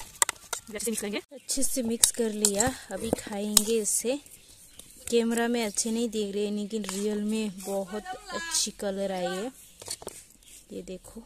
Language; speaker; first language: Hindi; non-native, local second language; Kok Borok